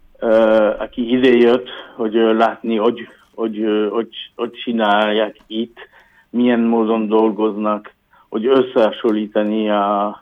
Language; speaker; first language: Hungarian; non-native, learner; French